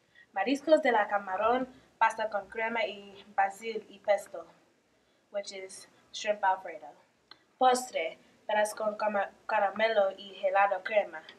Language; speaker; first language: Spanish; non-native, learner; English